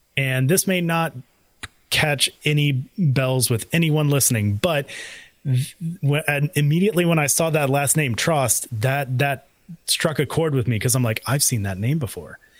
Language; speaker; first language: English; native; English